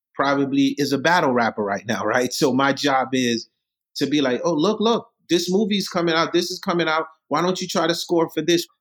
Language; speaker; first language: English; early bilingual, other home language; Haitian Creole